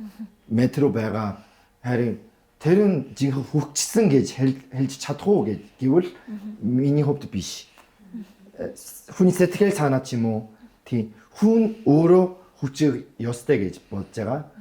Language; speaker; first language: Mongolian; non-native, fluent; Korean